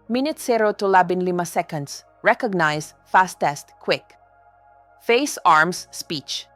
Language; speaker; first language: English; non-native, local second language; Filipino